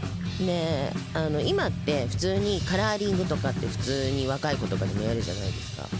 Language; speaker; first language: Japanese; native; Japanese